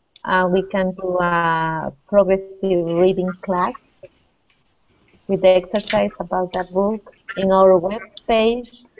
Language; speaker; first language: English; non-native, learner; Spanish